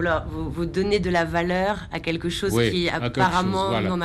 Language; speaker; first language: French; native; French